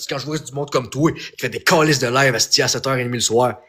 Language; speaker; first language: French; native; French